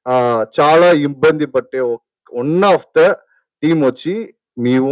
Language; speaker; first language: Telugu; non-native, learner; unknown